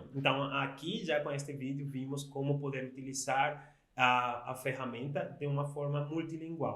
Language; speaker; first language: Portuguese; non-native, fluent; Spanish